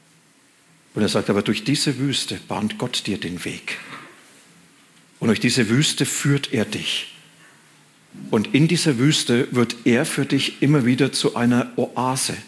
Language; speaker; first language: German; native; German